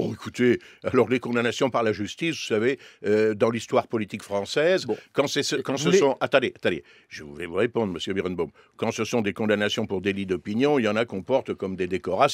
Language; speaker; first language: French; native; French